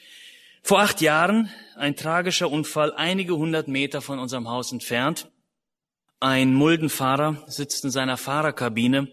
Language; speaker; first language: German; native; German